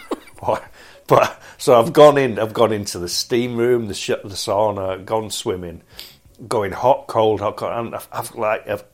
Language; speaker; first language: English; native; English